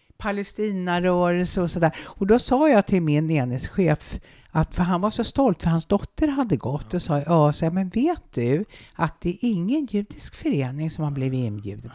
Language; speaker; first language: Swedish; native; Swedish